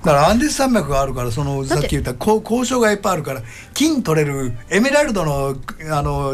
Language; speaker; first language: Japanese; native; Japanese